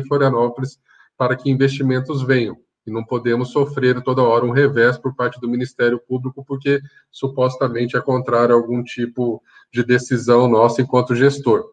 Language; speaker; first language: Portuguese; native; Portuguese